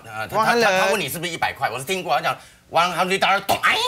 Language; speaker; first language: Chinese; native; Chinese